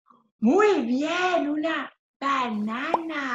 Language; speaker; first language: Spanish; non-native, fluent; English